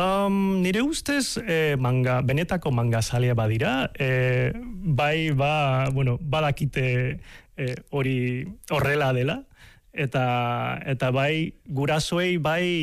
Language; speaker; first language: Basque; non-native, fluent; Cantonese